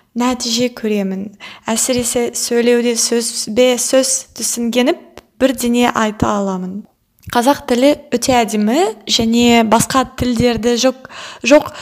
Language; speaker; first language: Kazakh; non-native, learner; Russian